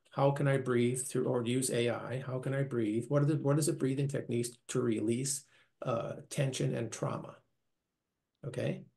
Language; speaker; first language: English; native; English